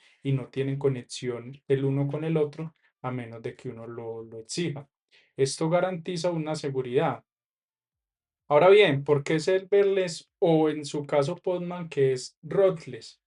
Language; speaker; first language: Spanish; native; Spanish